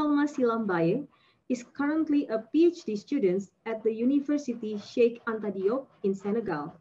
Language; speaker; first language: English; non-native, fluent; Indonesian